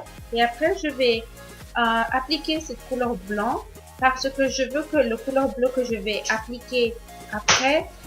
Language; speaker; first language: French; non-native, learner; Spanish